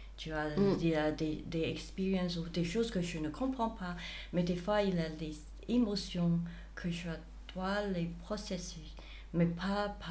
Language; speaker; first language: French; non-native, fluent; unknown